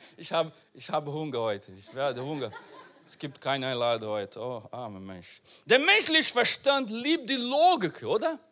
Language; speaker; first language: German; non-native, learner; Portuguese